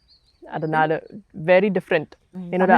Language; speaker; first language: Tamil; non-native, learner; German